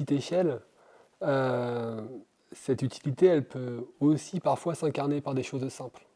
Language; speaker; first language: French; native; French